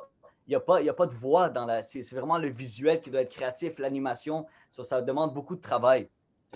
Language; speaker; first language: French; native; French